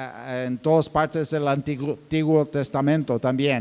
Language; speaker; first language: Spanish; non-native, fluent; English